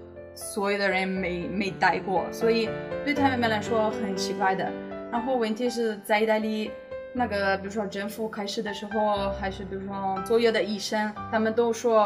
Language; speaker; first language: Chinese; non-native, fluent; Italian